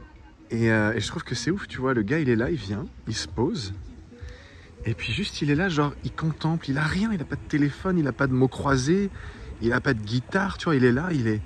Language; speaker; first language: French; native; French